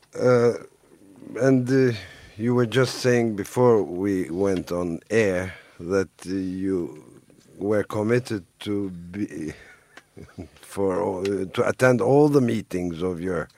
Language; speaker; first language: English; non-native, fluent; Turkish